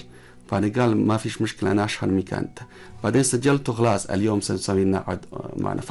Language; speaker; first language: Arabic; non-native, learner; Chinese